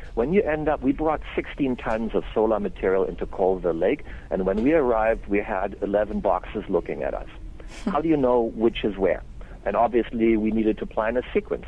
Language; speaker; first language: English; non-native, fluent; German